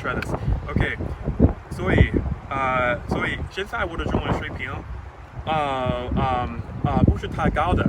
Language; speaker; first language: Chinese; non-native, learner; English